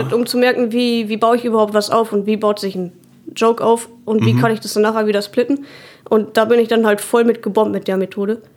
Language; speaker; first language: German; native; German